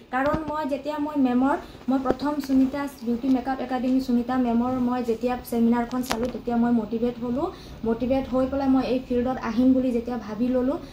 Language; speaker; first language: Assamese; non-native, local second language; Nepali